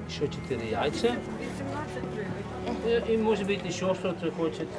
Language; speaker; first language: Russian; non-native, learner; Dutch